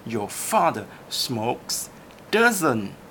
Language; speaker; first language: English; non-native, local second language; Chinese